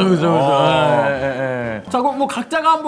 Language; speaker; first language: Korean; native; Korean